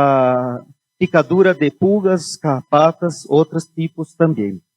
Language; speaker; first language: Spanish; non-native, fluent; Portuguese